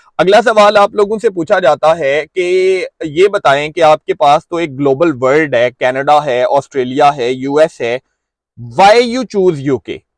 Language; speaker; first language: Urdu; non-native, local second language; Punjabi